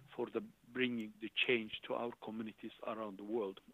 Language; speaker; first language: English; non-native, fluent; Turkish